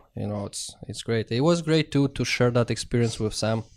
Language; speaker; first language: English; non-native, fluent; Russian